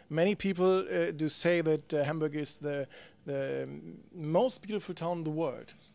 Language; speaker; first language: English; non-native, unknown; German